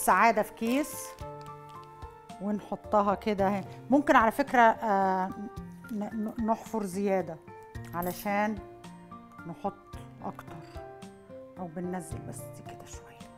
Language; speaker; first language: Arabic; native; Arabic